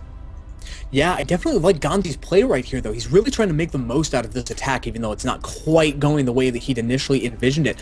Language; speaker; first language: English; native; English